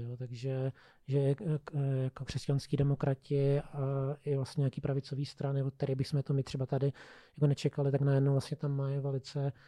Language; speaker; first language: Czech; native; Czech